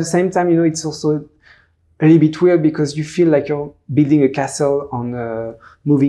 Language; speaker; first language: English; non-native, fluent; French